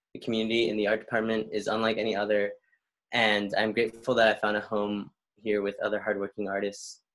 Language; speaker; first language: English; early bilingual, other home language; Spanish